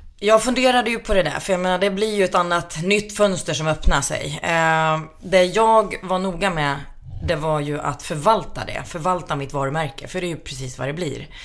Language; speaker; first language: Swedish; early bilingual, other home language; Finnish